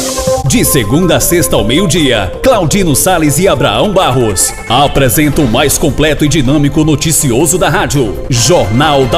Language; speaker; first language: Portuguese; native; Portuguese